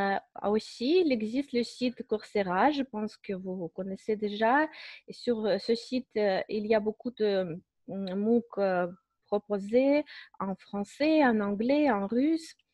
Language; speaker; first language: French; non-native, fluent; Russian